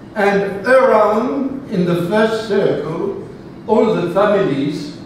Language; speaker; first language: English; non-native, fluent; French